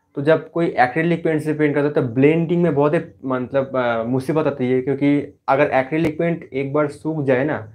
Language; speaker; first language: Hindi; non-native, local second language; Bangla